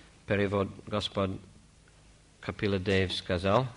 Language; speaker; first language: Russian; non-native, fluent; English